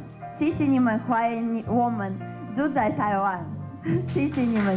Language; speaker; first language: Chinese; non-native, fluent; Russian